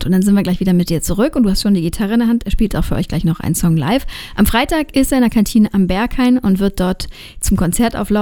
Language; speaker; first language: German; native; German